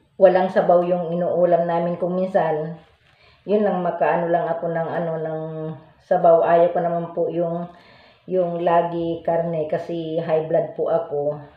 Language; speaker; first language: Filipino; non-native, local second language; Iloko